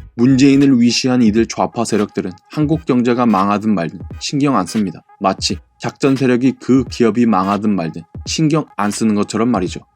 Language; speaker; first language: Korean; native; Korean